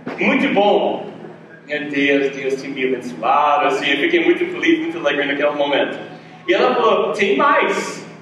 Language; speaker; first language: Portuguese; non-native, fluent; English